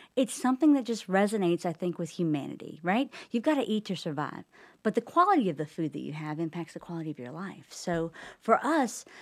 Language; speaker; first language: English; native; English